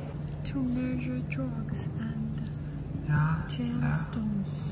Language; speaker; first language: English; non-native, learner; Chinese